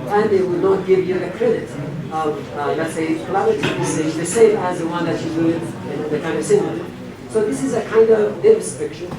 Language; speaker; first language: English; non-native, fluent; Persian